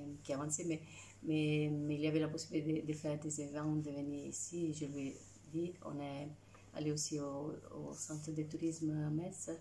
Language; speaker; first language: French; non-native, fluent; Italian